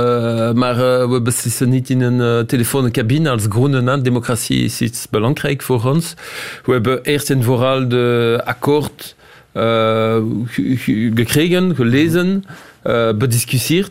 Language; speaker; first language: Dutch; non-native, local second language; French